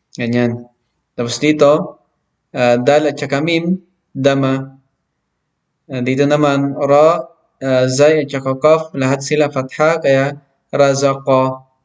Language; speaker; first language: Filipino; non-native, local second language; Maranao